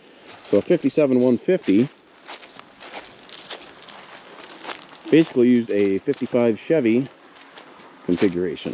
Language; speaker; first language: English; native; English